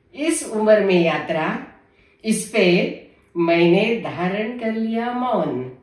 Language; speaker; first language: Hindi; non-native, local second language; Marathi